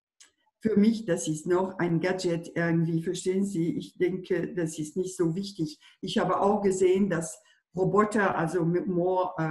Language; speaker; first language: German; non-native, fluent; French